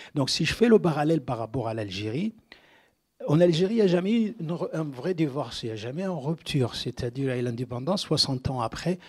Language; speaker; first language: French; non-native, local second language; Arabic